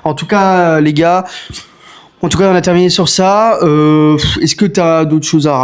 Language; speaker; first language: French; native; French